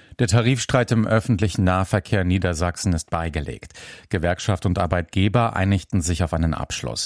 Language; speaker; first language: German; native; German